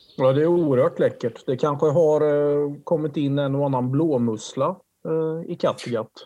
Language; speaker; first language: Swedish; native; Swedish